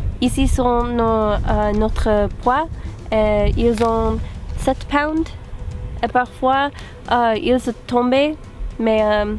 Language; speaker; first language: French; non-native, learner; English